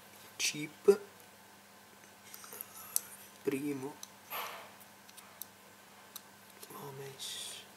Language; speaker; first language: Italian; non-native, fluent; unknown